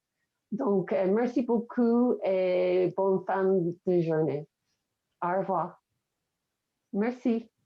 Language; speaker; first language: French; non-native, fluent; English